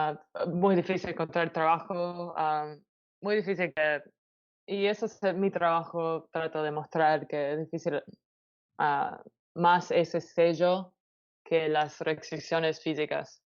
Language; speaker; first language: Spanish; early bilingual, heritage; Spanish